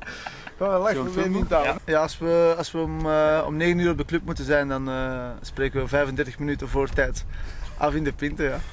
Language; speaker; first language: Dutch; native; Dutch